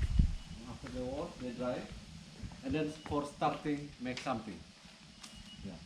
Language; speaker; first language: English; non-native, learner; Indonesian